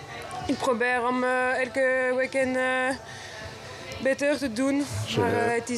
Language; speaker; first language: Dutch; non-native, learner; French